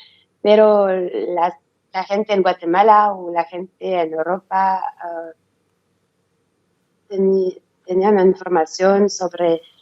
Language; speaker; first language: Spanish; non-native, learner; French